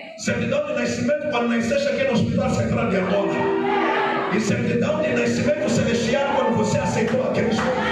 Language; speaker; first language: Portuguese; non-native, local second language; Tsonga